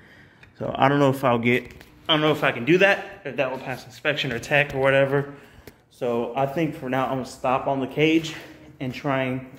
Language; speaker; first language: English; native; English